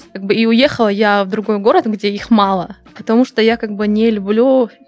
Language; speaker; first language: Russian; non-native, local second language; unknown